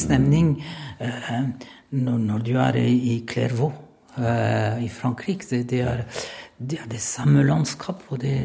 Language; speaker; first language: Norwegian; non-native, learner; French